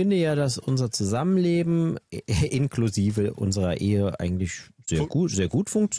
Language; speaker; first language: German; native; German